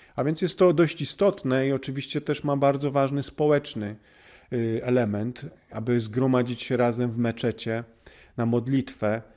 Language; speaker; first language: Polish; native; Polish